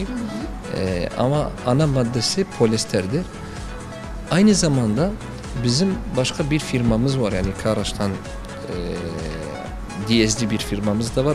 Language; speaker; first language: Turkish; non-native, learner; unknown